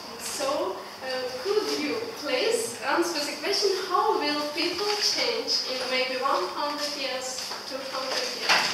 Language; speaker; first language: English; non-native, learner; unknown